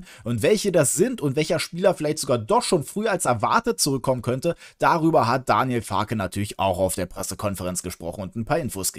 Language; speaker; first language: German; native; German